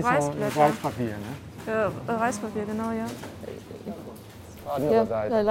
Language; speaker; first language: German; early bilingual, other home language; Vietnamese